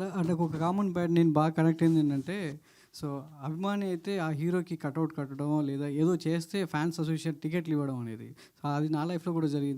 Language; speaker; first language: Telugu; native; Telugu